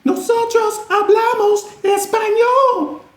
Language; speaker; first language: Spanish; non-native, fluent; English